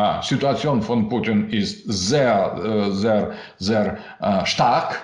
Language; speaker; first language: German; non-native, learner; Russian